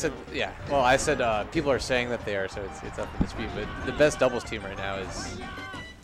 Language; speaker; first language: English; native; English